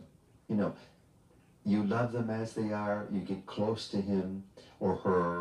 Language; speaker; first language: English; native; English